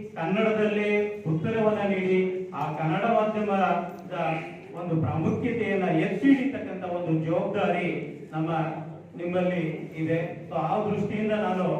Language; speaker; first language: Kannada; native; Kannada